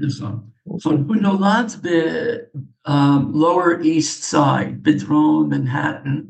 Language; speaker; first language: Hebrew; non-native, fluent; English